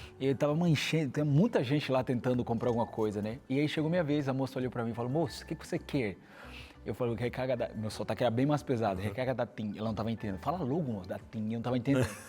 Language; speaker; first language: Portuguese; native; Portuguese